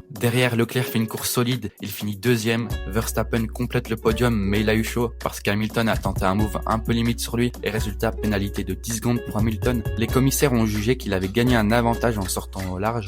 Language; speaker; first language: French; native; French